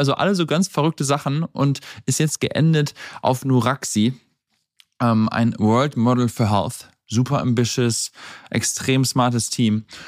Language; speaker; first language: German; native; German